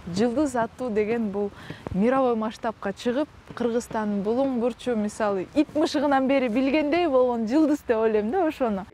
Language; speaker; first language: Kyrgyz; non-native, local second language; Russian